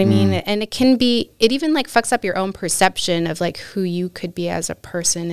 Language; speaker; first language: English; native; English